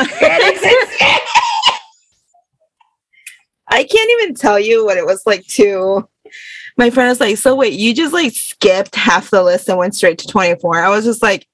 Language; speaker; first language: English; early bilingual, other home language; Spanish